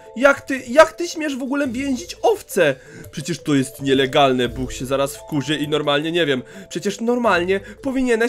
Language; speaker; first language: Polish; native; Polish